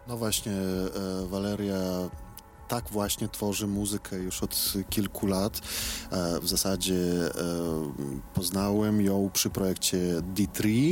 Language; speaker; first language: Polish; non-native, fluent; Belarusian